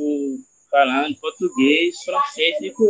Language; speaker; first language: Portuguese; non-native, learner; Haitian Creole